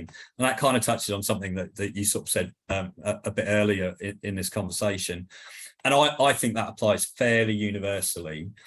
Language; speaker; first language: English; native; English